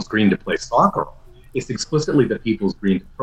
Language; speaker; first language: English; native; English